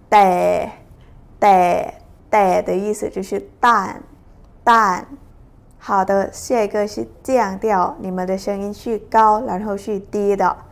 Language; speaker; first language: Chinese; non-native, fluent; Thai